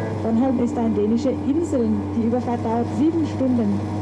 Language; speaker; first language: German; non-native, fluent; Danish